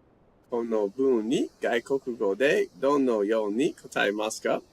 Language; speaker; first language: Japanese; non-native, learner; English